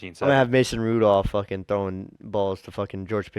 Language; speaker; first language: English; native; English